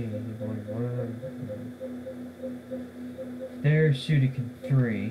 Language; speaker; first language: English; native; English